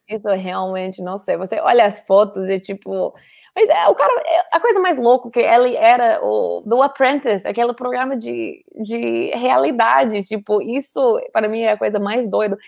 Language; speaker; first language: Portuguese; non-native, fluent; English